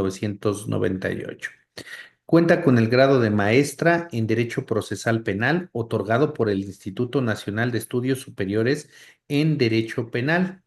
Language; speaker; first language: Spanish; native; Spanish